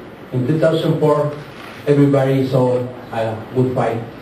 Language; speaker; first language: English; non-native, learner; Spanish